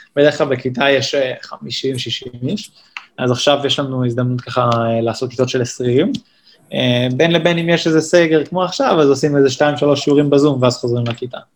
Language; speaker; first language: Hebrew; native; Hebrew